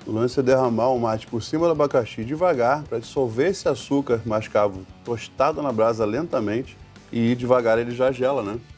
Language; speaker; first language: Portuguese; non-native, fluent; English